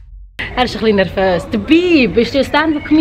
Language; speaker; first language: German; early bilingual, other home language; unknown